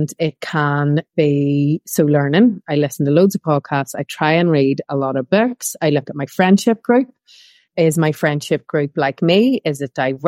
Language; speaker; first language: English; native; English